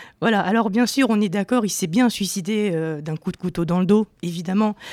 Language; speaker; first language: French; native; French